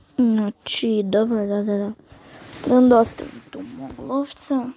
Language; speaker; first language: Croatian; early bilingual, heritage; Croatian